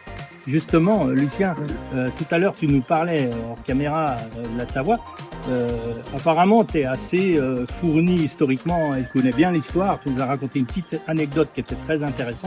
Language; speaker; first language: French; native; French